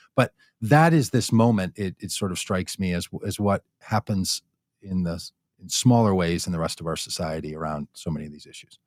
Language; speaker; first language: English; native; English